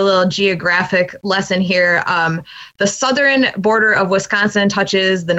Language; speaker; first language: English; native; English